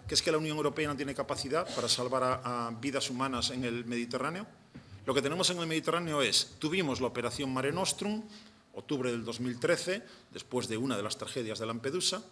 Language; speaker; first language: Spanish; native; Spanish